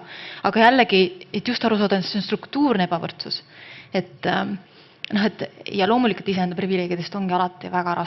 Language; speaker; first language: Estonian; non-native, local second language; Russian